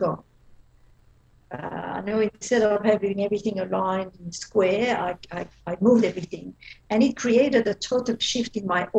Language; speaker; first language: English; non-native, fluent; Dutch